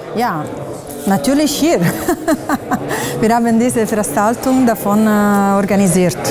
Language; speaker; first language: German; non-native, fluent; Italian